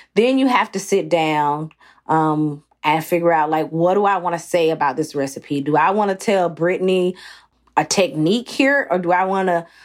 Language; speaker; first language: English; native; English